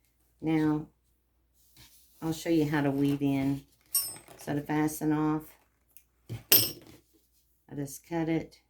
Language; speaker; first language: English; native; English